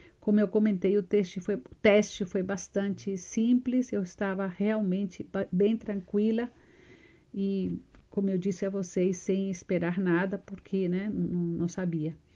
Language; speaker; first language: Portuguese; non-native, fluent; Spanish